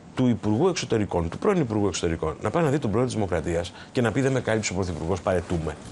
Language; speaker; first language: Greek; native; Greek